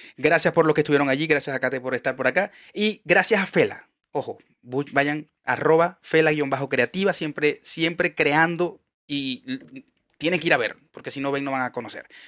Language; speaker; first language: Spanish; native; Spanish